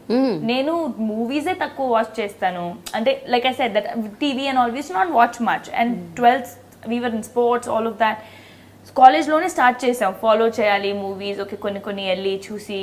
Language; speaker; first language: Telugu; non-native, local second language; Hindi